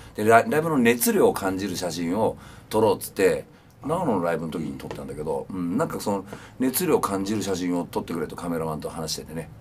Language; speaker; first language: Japanese; native; Japanese